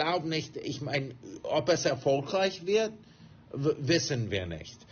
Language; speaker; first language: German; non-native, fluent; English